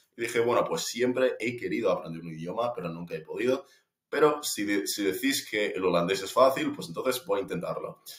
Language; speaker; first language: Spanish; non-native, fluent; English